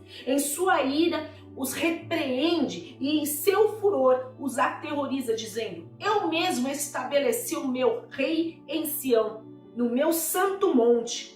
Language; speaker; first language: Portuguese; native; Portuguese